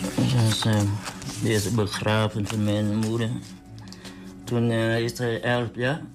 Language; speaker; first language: Dutch; non-native, learner; Vietnamese